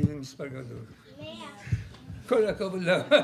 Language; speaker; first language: Hebrew; non-native, fluent; Polish